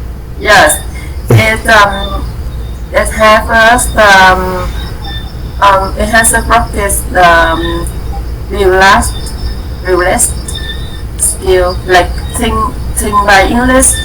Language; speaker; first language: English; non-native, learner; Vietnamese